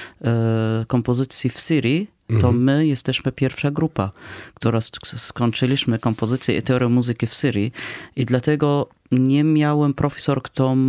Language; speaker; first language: Polish; non-native, fluent; Arabic